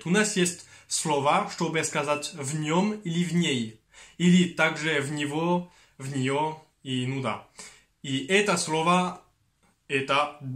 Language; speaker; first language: Russian; non-native, fluent; French